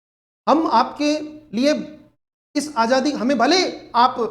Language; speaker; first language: Hindi; native; Hindi